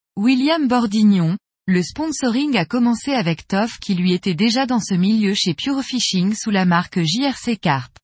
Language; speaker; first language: French; native; French